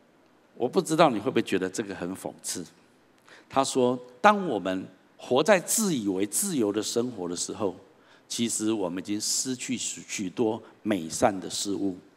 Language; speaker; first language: Chinese; native; Chinese